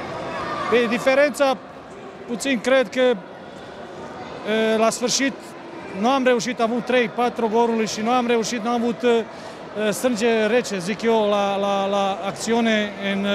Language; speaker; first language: Romanian; non-native, fluent; Serbian